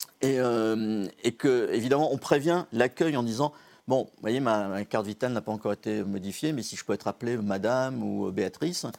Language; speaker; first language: French; native; French